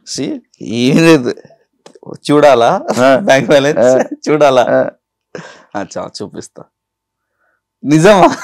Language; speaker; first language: Telugu; non-native, learner; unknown